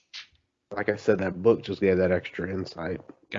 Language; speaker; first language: English; native; English